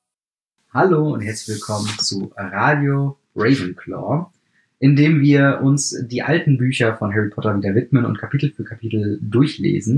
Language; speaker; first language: German; native; German